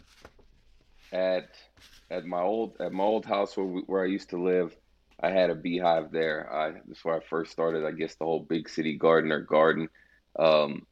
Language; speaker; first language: English; native; English